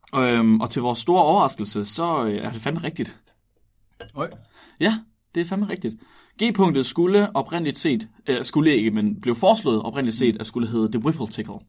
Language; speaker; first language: Danish; native; Danish